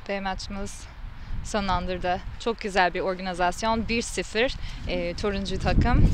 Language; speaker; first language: Turkish; non-native, fluent; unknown